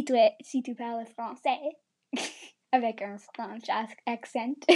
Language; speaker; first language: French; non-native, learner; English